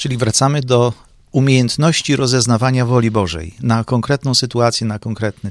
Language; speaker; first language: Polish; native; Polish